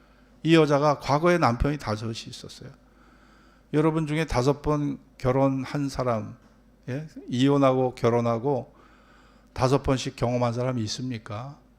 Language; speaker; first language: Korean; native; Korean